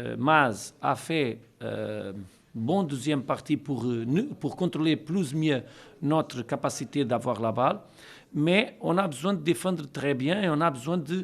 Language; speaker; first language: French; non-native, learner; Portuguese